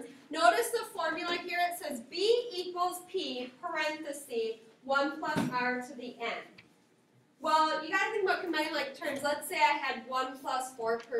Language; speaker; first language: English; native; English